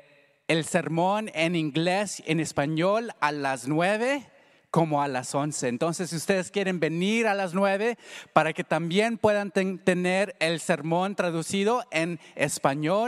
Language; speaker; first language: Spanish; early bilingual, heritage; Spanish